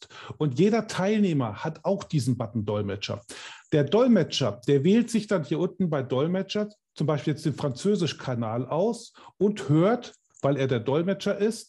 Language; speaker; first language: German; native; German